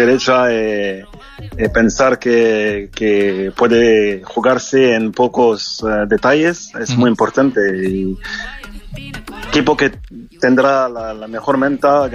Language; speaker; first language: Spanish; non-native, fluent; French